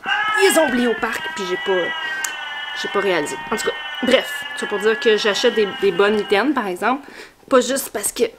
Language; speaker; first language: French; native; French